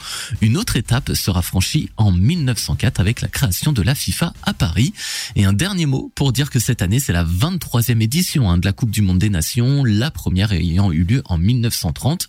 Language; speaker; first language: French; native; French